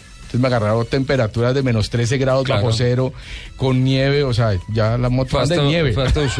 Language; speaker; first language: Spanish; native; Spanish